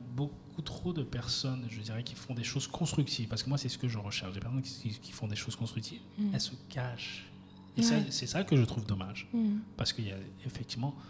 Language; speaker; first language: French; native; French